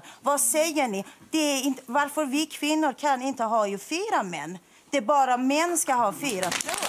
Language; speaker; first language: Swedish; non-native, fluent; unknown